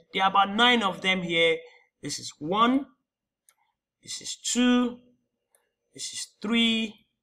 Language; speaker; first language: English; non-native, local second language; Yoruba